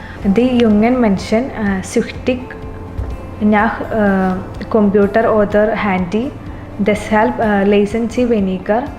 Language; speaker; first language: German; non-native, learner; Malayalam